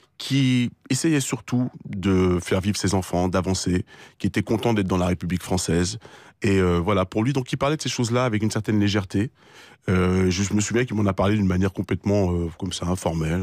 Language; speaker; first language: French; native; French